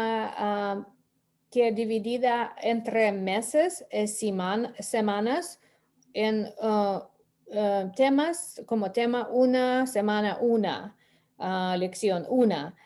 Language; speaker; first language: Spanish; non-native, fluent; English